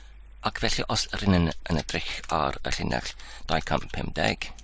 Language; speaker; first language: Welsh; non-native, learner; English